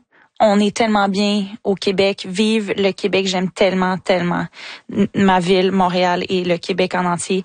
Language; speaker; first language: French; native; French